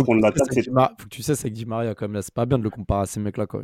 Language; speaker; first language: French; native; French